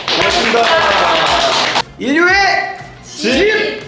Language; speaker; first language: Korean; native; Korean